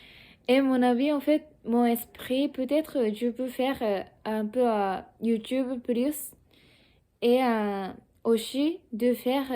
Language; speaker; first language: French; non-native, learner; Japanese